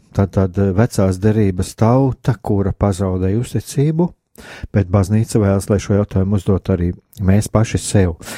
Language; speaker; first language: Latvian; native; Latvian